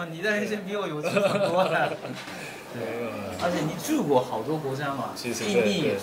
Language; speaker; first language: Chinese; non-native, fluent; Japanese